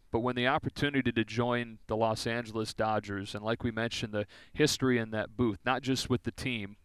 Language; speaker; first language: English; native; English